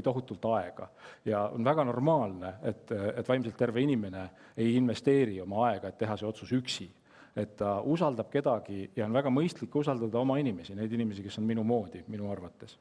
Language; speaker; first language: Estonian; native; Estonian